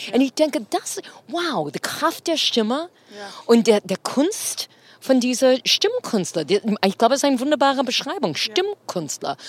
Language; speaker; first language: German; non-native, fluent; English